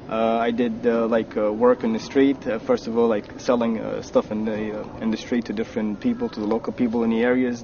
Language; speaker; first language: English; non-native, fluent; Arabic